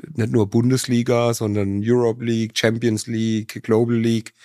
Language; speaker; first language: German; native; German